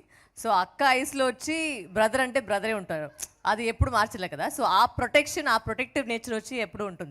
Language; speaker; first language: Telugu; non-native, fluent; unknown